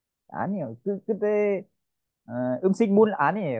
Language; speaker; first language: Korean; non-native, learner; Vietnamese